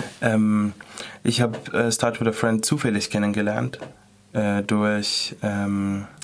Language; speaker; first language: German; non-native, fluent; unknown